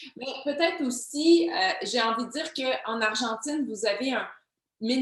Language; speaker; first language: French; native; French